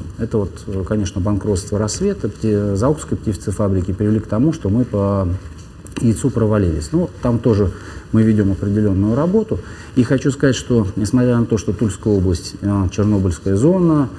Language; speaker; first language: Russian; native; Russian